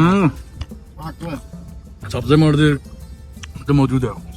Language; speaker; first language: Hindi; non-native, learner; Bangla